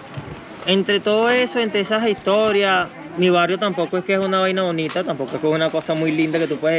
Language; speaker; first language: Spanish; native; Spanish